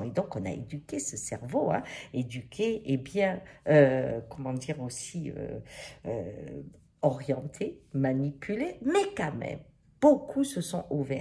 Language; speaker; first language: French; native; French